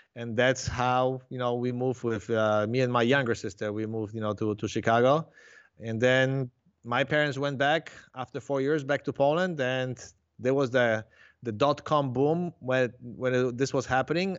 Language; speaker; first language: English; non-native, fluent; Polish